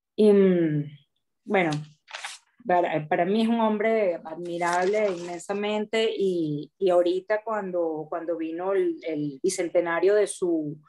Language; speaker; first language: Spanish; native; Spanish